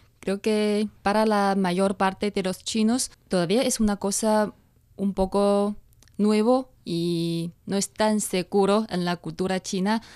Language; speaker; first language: Spanish; non-native, fluent; Chinese